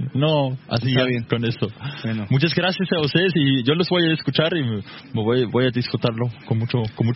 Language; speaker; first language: Spanish; non-native, fluent; German